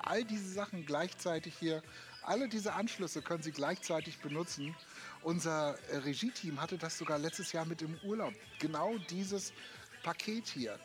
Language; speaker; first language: German; native; German